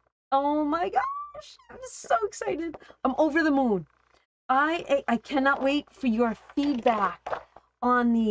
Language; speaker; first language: English; native; English